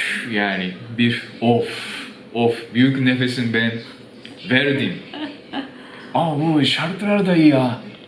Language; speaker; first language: Turkish; non-native, fluent; Japanese